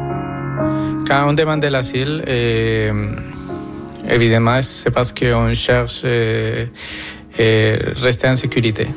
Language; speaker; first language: French; non-native, fluent; Spanish